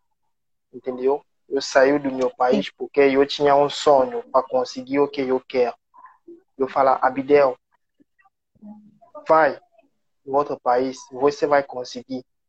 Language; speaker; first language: Portuguese; non-native, learner; French